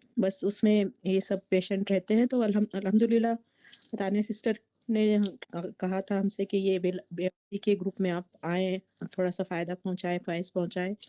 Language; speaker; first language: Urdu; native; Urdu